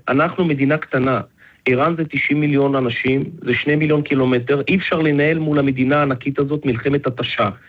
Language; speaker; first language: Hebrew; non-native, fluent; Russian